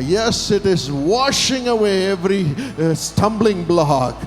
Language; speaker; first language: English; non-native, local second language; Tamil